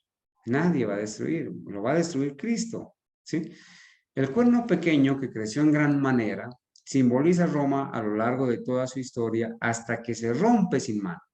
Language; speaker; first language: Spanish; native; Spanish